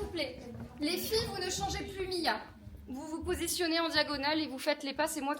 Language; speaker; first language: French; native; French